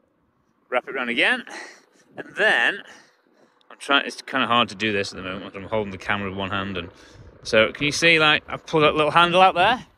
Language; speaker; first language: English; native; English